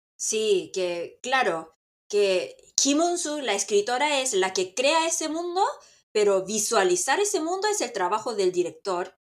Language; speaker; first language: Spanish; non-native, fluent; Korean